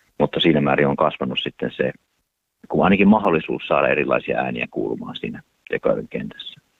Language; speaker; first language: Finnish; native; Finnish